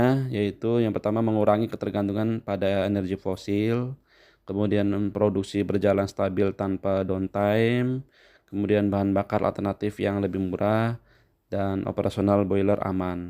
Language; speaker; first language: Indonesian; native; Indonesian